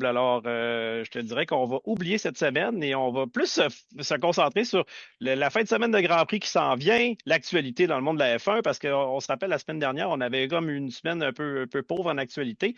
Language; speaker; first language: French; native; French